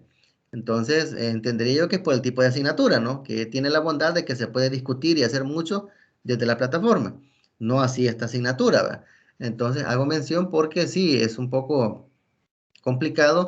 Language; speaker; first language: Spanish; native; Spanish